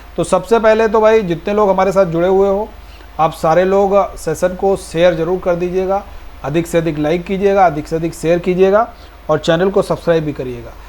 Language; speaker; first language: Hindi; native; Hindi